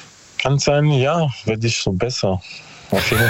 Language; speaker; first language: German; non-native, learner; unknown